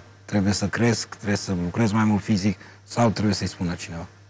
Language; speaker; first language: Romanian; native; Romanian